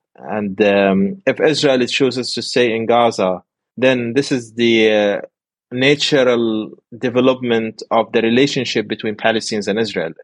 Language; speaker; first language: English; non-native, fluent; Arabic